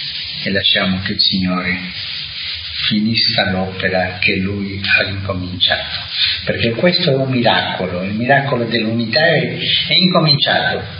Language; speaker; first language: Italian; non-native, fluent; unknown